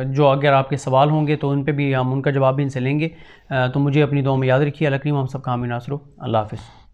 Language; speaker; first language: Urdu; non-native, local second language; Punjabi